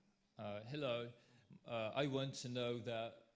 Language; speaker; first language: English; non-native, local second language; Russian